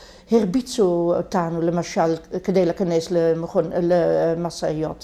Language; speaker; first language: Hebrew; non-native, fluent; Dutch